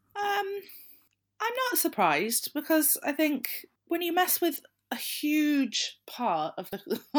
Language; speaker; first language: English; native; English